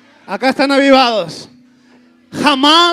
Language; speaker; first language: Spanish; native; Spanish